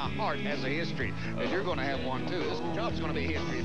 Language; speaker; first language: English; native; English